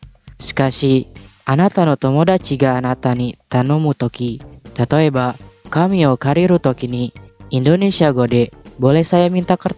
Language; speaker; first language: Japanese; non-native, fluent; Indonesian